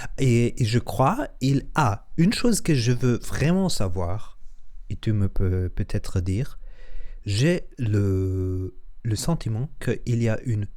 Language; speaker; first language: French; non-native, learner; Spanish